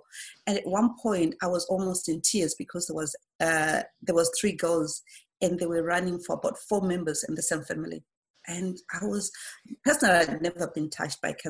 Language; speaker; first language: English; non-native, local second language; Shona